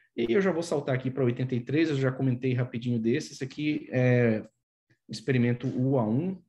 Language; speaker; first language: Portuguese; native; Portuguese